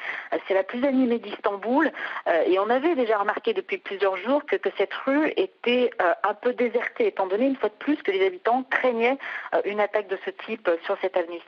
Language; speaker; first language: French; native; French